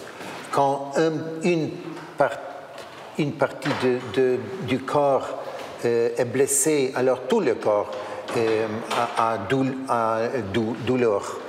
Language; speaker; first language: French; non-native, learner; Ukrainian